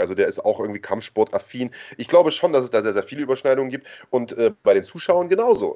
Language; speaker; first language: German; native; German